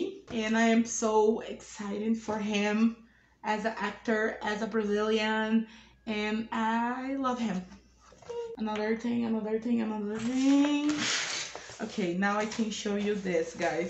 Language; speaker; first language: English; non-native, learner; Portuguese